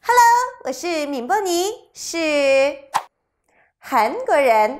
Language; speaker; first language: Chinese; non-native, fluent; Korean